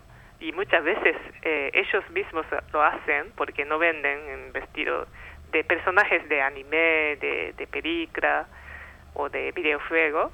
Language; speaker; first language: Spanish; non-native, fluent; Japanese